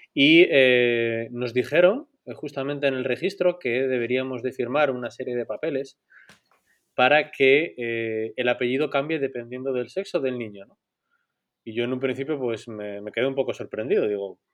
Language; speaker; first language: Spanish; native; Spanish